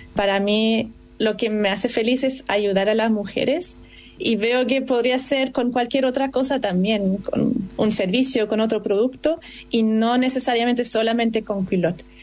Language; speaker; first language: Spanish; non-native, fluent; German